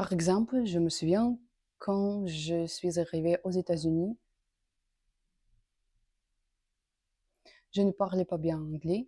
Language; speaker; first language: French; non-native, learner; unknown